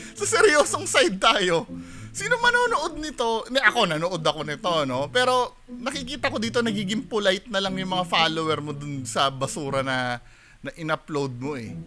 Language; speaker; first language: Filipino; native; Filipino